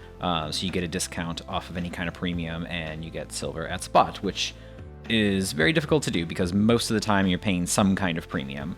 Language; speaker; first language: English; native; English